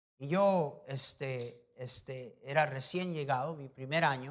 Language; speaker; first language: Spanish; non-native, fluent; English